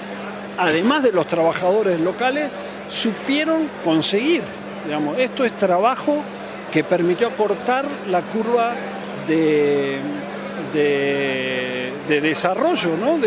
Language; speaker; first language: Spanish; native; Spanish